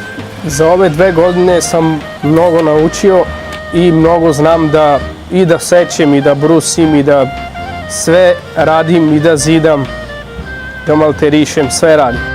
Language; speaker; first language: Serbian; non-native, local second language; Romany